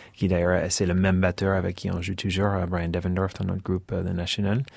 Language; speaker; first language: French; non-native, fluent; English